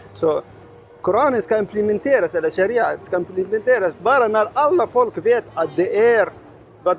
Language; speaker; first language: Swedish; non-native, learner; Arabic